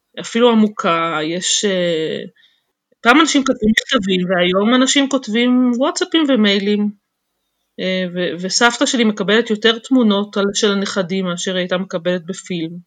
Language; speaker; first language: Hebrew; native; Hebrew